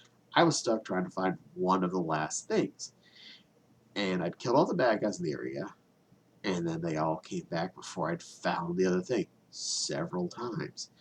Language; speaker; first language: English; native; English